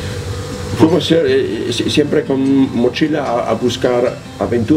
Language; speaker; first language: Spanish; non-native, learner; German